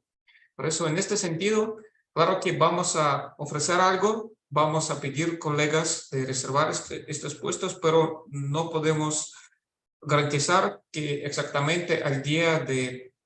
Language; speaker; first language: Spanish; non-native, fluent; Russian